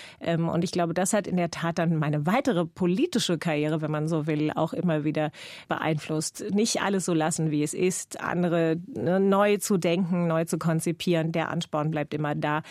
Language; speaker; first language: German; non-native, fluent; English